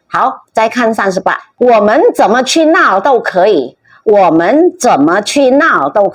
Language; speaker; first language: Chinese; non-native, fluent; Indonesian